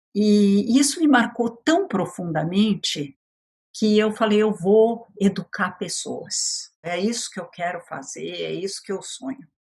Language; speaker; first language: Portuguese; early bilingual, other home language; French